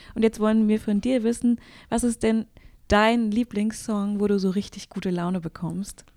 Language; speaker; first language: German; native; German